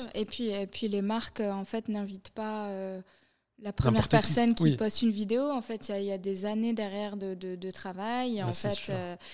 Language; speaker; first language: French; non-native, local second language; Arabic